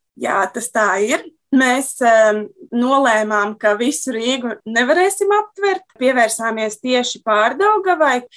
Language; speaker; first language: Latvian; native; Latvian